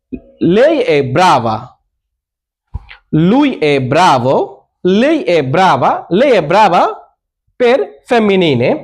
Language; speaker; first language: Italian; non-native, learner; Bangla